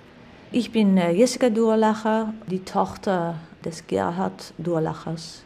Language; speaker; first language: German; non-native, fluent; Dutch